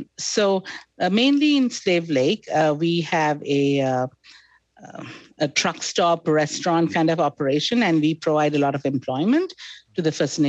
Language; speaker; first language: English; non-native, local second language; Sinhala